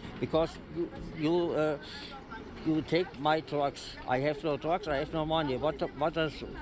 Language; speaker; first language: English; non-native, learner; German